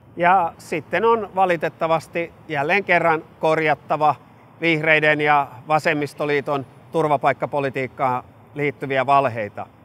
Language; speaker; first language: Finnish; native; Finnish